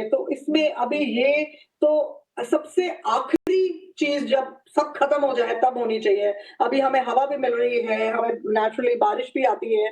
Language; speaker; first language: Hindi; native; Hindi